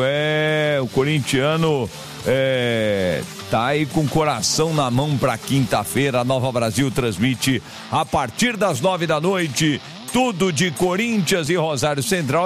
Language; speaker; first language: Portuguese; native; Portuguese